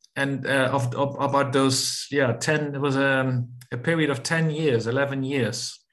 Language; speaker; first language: English; non-native, fluent; Dutch